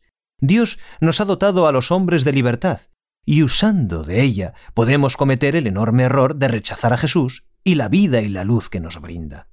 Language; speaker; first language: Spanish; native; Spanish